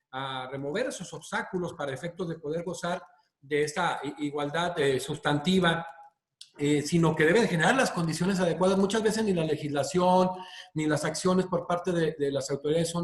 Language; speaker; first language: Spanish; native; Spanish